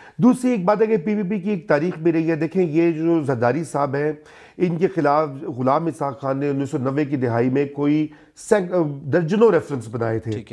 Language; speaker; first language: Urdu; non-native, local second language; Punjabi